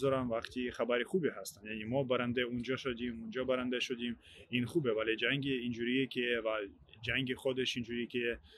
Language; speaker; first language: Persian; non-native, learner; Ukrainian